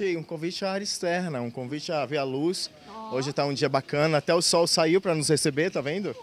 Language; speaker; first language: Portuguese; native; Portuguese